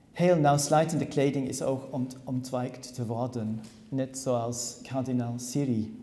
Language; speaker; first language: Dutch; non-native, learner; English